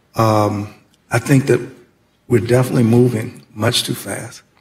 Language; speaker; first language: English; native; English